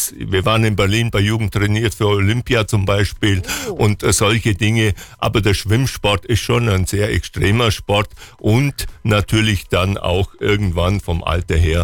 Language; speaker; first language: German; native; German